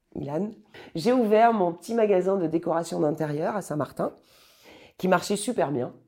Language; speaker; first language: French; native; French